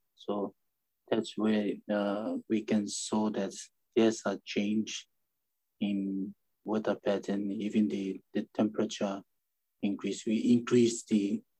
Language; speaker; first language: English; non-native, fluent; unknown